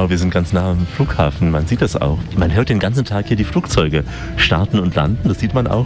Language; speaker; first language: German; native; German